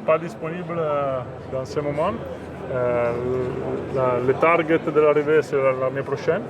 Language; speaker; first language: French; non-native, fluent; Italian